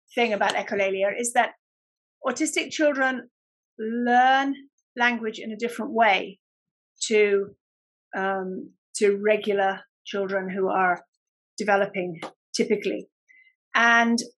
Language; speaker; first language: English; native; English